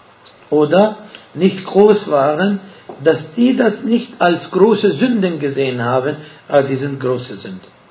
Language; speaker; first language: German; non-native, fluent; Arabic